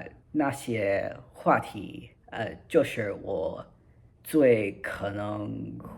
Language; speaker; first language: Chinese; non-native, learner; English